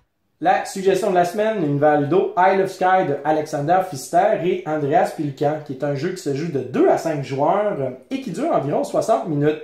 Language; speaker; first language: French; native; French